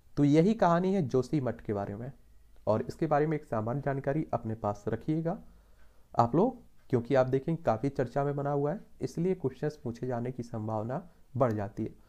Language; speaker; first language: Hindi; native; Hindi